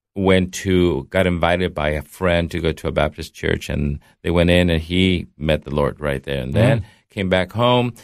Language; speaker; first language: English; early bilingual, heritage; Spanish